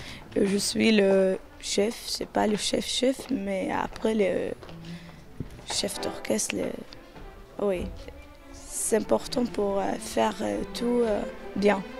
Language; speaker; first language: French; non-native, learner; Arabic